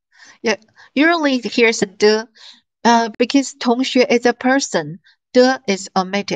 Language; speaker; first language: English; non-native, fluent; Chinese